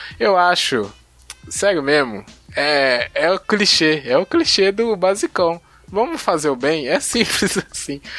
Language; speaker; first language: Portuguese; native; Portuguese